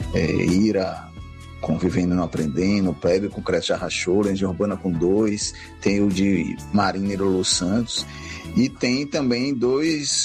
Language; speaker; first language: Portuguese; native; Portuguese